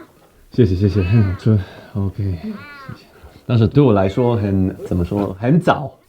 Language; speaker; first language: Chinese; non-native, learner; Polish